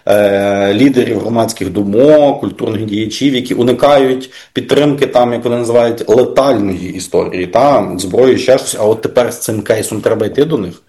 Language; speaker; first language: Ukrainian; native; Ukrainian